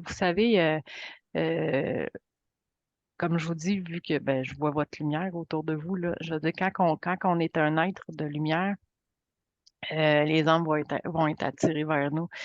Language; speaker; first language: French; native; French